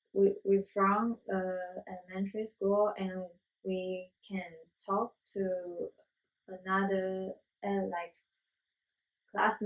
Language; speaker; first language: English; non-native, learner; Chinese